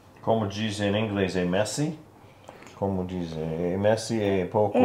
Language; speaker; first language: Portuguese; non-native, learner; English